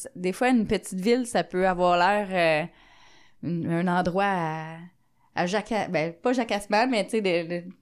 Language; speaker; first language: French; non-native, fluent; Spanish